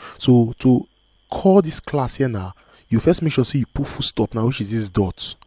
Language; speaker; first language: Nigerian Pidgin; native; Nigerian Pidgin